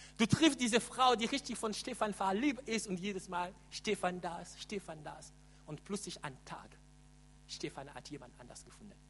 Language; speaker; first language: German; non-native, fluent; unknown